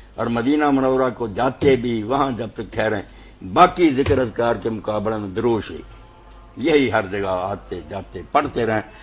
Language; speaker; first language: Urdu; non-native, local second language; Punjabi